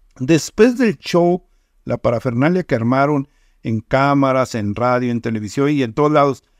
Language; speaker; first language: Spanish; native; Spanish